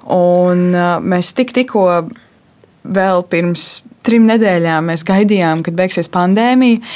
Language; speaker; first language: Latvian; native; Latvian